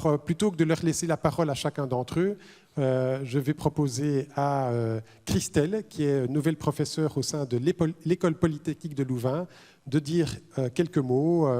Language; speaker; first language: French; native; French